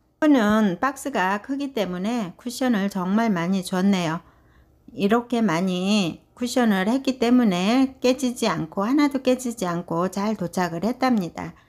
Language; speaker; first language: Korean; native; Korean